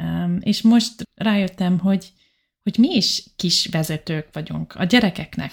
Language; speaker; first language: Hungarian; non-native, learner; English